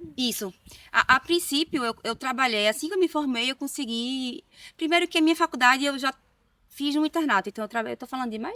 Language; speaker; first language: Portuguese; native; Portuguese